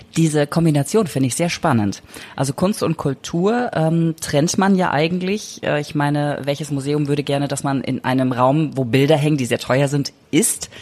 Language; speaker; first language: German; native; German